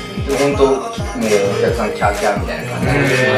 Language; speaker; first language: Japanese; native; Japanese